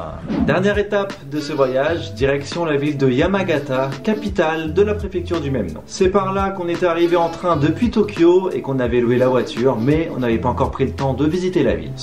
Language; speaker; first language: French; native; French